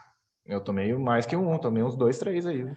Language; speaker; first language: Portuguese; native; Portuguese